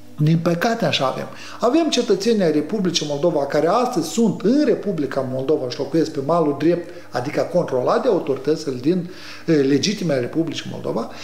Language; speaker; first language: Romanian; native; Romanian